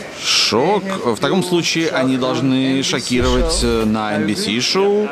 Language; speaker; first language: Russian; non-native, learner; English